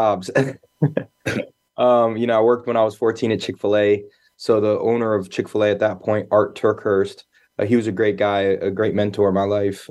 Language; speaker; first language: English; native; English